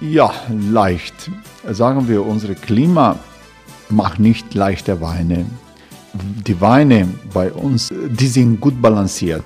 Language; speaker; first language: German; non-native, learner; Croatian